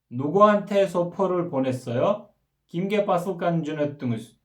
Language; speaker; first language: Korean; non-native, fluent; Kyrgyz